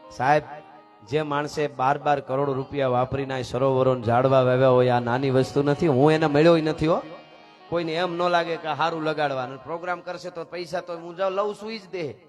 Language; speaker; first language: Gujarati; native; Gujarati